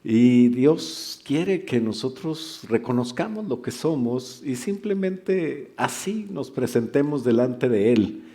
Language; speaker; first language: Spanish; native; Spanish